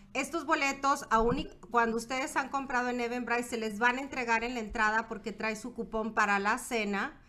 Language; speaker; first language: Spanish; native; Spanish